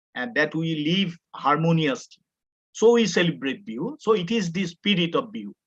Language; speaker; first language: English; non-native, local second language; Assamese